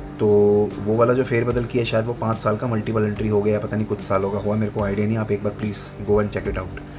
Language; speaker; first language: Hindi; native; Hindi